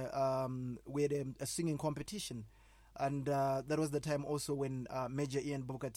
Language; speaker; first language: English; non-native, local second language; Shona